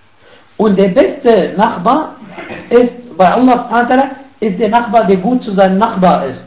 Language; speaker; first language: German; non-native, fluent; Arabic